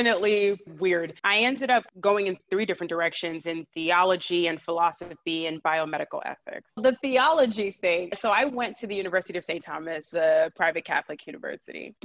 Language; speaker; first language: English; native; English